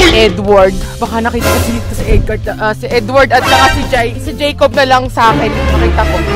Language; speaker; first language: Filipino; native; Filipino